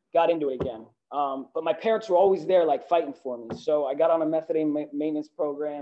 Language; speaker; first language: English; native; English